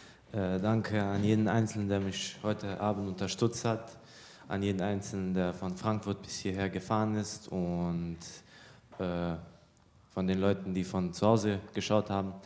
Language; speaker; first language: German; early bilingual, other home language; Bosnian